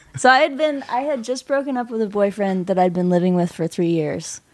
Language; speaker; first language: English; native; English